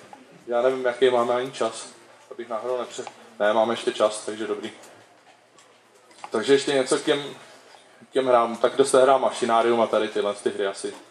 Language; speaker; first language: Czech; native; Czech